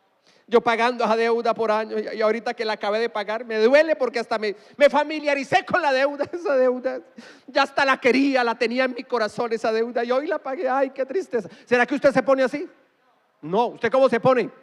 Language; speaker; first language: Spanish; native; Spanish